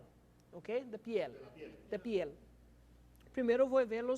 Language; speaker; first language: Spanish; non-native, learner; English